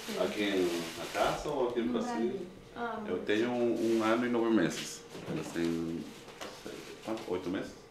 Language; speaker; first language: Portuguese; non-native, fluent; Spanish